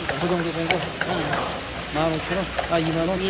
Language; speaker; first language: Korean; native; Korean